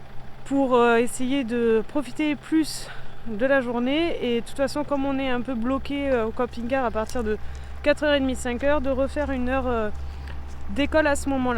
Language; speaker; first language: French; native; French